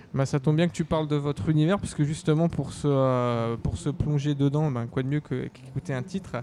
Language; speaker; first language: French; native; French